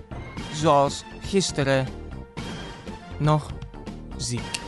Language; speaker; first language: Dutch; non-native, learner; Indonesian